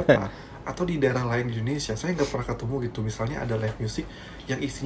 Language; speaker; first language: Indonesian; native; Indonesian